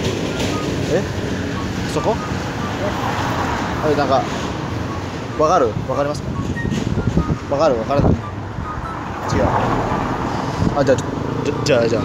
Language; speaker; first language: Japanese; non-native, fluent; Indonesian